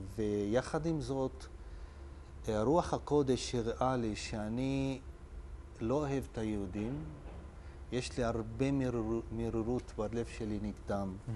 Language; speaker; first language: Hebrew; non-native, local second language; Arabic